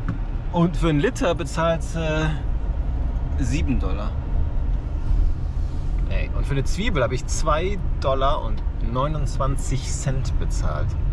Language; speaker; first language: German; native; German